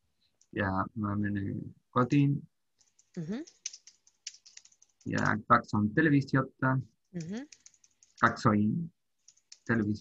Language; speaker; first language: Finnish; non-native, learner; Spanish